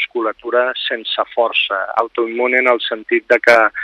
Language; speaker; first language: Catalan; native; Catalan